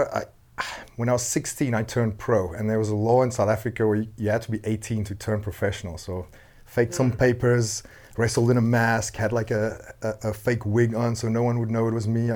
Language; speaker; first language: English; non-native, local second language; Afrikaans